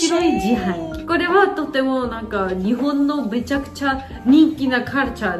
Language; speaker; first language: Japanese; non-native, fluent; Georgian